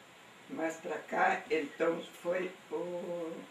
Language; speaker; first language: Portuguese; non-native, local second language; German